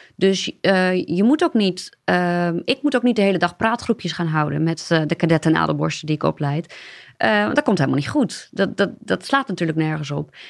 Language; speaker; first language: Dutch; native; Dutch